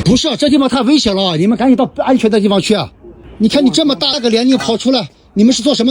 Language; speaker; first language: Chinese; native; Chinese